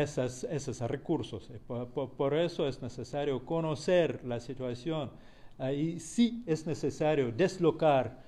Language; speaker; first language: Spanish; non-native, fluent; Russian